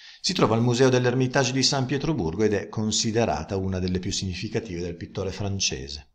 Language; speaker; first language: Italian; native; Italian